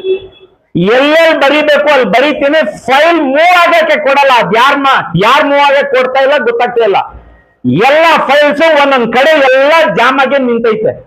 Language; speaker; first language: Kannada; native; Kannada